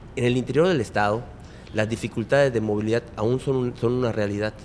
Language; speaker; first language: Spanish; native; Spanish